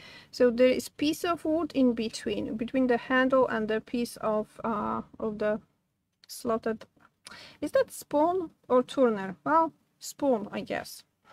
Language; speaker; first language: English; non-native, fluent; Polish